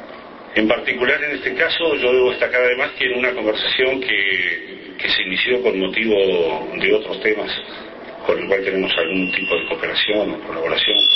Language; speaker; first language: Spanish; native; Spanish